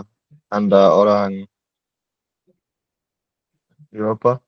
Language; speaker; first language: Indonesian; non-native, learner; English